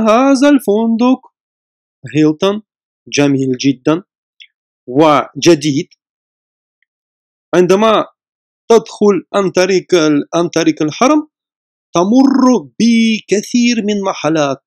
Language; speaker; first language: Arabic; non-native, fluent; Russian